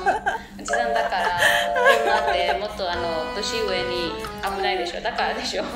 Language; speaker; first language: Japanese; non-native, fluent; Burmese